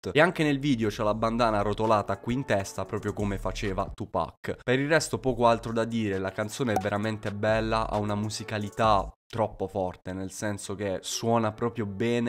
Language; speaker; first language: Italian; native; Italian